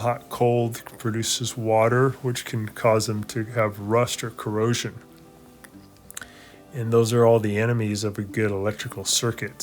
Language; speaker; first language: English; native; English